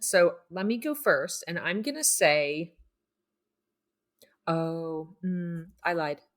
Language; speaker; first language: English; native; English